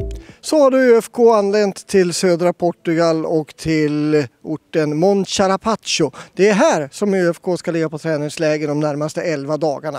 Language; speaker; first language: Swedish; native; Swedish